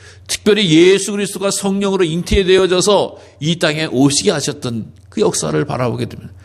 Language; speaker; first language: Korean; native; Korean